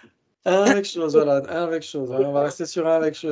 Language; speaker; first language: French; native; French